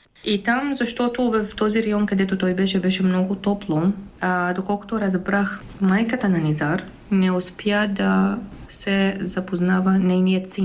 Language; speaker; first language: Bulgarian; non-native, fluent; Arabic